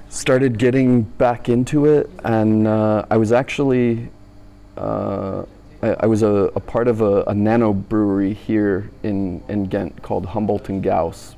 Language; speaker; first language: English; native; English